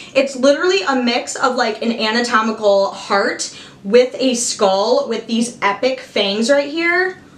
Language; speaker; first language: English; native; English